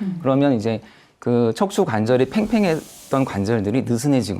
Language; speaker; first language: Korean; native; Korean